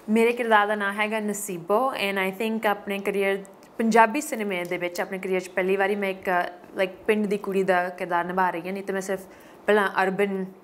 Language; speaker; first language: Punjabi; early bilingual, heritage; Punjabi